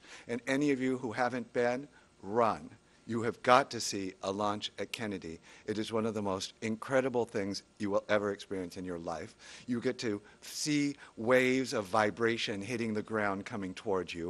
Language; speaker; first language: English; native; English